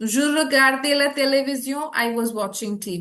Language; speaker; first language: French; non-native, fluent; Hindi